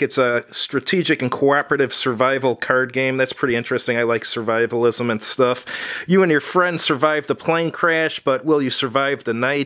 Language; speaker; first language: English; native; English